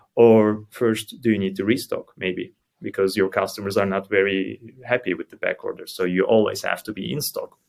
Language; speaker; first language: English; non-native, fluent; Turkish